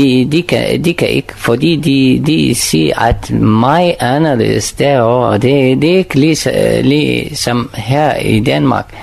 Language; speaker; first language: Danish; non-native, learner; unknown